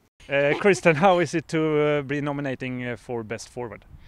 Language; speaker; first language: English; non-native, learner; Swedish